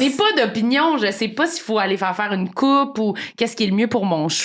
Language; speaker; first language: French; native; French